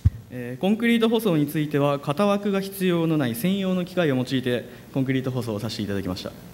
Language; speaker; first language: Japanese; native; Japanese